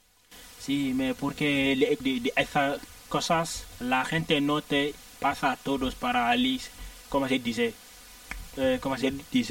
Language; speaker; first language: Spanish; non-native, learner; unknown